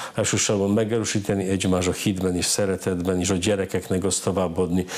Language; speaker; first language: Hungarian; non-native, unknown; Polish